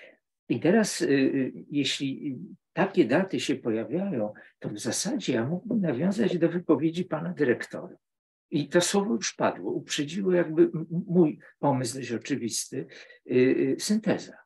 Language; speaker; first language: Polish; native; Polish